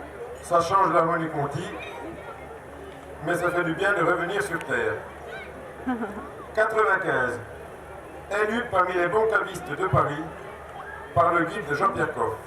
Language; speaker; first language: French; native; French